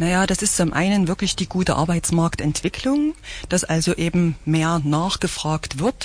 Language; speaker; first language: German; native; German